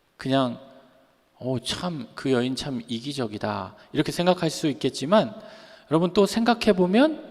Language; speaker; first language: Korean; native; Korean